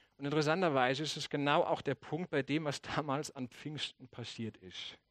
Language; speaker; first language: German; native; German